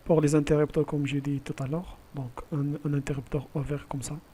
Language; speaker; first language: French; non-native, local second language; Arabic